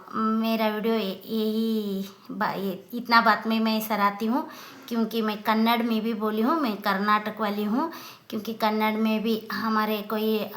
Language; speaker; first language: Hindi; non-native, local second language; Kannada